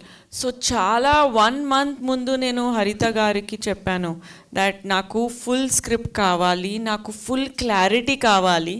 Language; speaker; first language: Telugu; non-native, learner; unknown